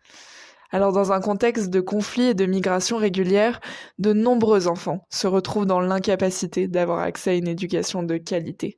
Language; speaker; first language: French; native; French